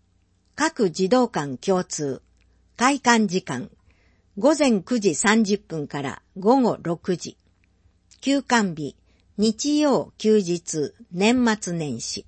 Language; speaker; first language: Japanese; native; Japanese